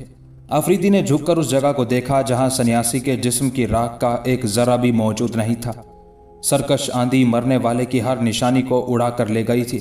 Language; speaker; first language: Urdu; native; Urdu